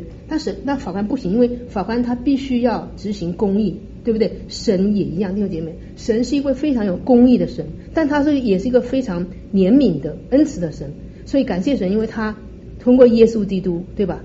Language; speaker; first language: Chinese; native; Chinese